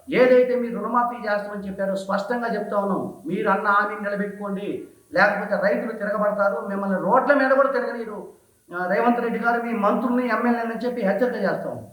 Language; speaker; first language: Telugu; native; Telugu